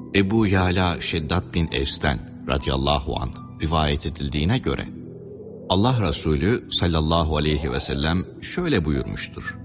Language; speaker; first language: Turkish; native; Turkish